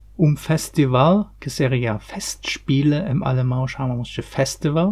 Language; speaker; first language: Portuguese; non-native, learner; German